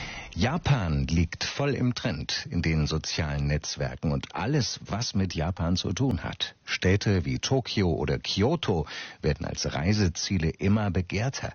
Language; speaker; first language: German; native; German